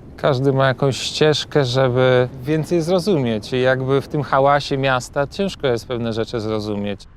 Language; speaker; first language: Polish; native; Polish